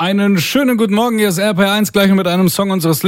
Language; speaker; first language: German; native; German